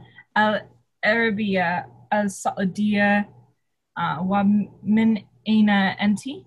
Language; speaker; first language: Arabic; non-native, learner; English